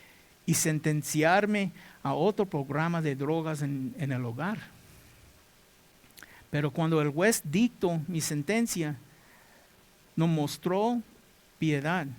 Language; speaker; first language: Spanish; non-native, learner; English